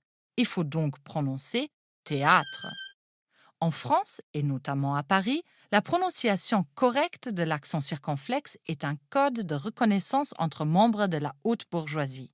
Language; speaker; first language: French; non-native, fluent; German